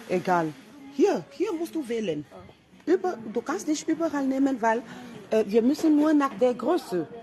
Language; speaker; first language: German; non-native, fluent; French